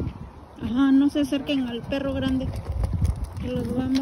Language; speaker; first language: Spanish; native; Spanish